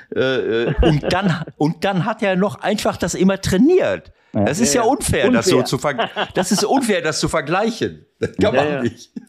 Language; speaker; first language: German; native; German